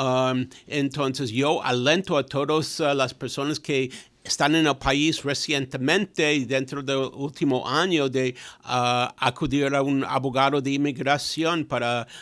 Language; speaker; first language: Spanish; non-native, fluent; English